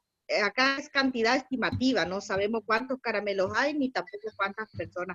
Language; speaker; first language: Spanish; native; Spanish